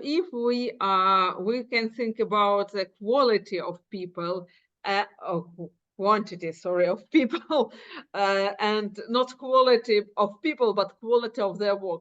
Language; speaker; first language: English; non-native, fluent; Ukrainian